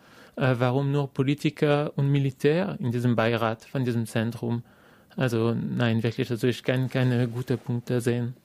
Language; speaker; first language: German; non-native, fluent; French